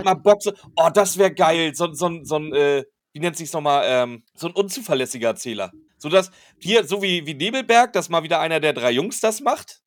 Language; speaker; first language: German; native; German